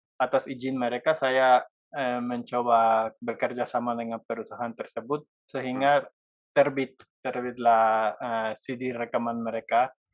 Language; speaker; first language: Indonesian; non-native, fluent; Spanish